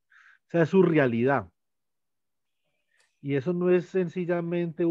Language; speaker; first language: Spanish; native; Spanish